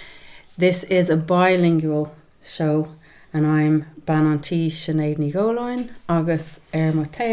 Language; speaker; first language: Irish; non-native, local second language; English